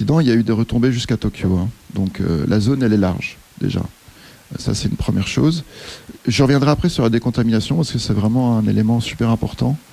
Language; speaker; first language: French; native; French